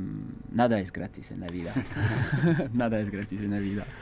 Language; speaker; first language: Spanish; non-native, fluent; French